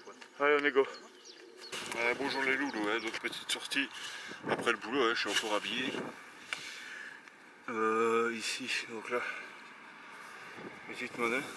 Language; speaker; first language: French; native; French